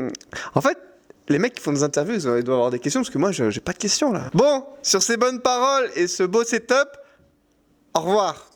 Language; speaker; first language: French; native; French